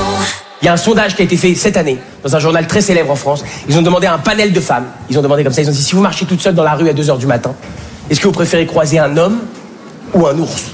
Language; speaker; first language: French; native; French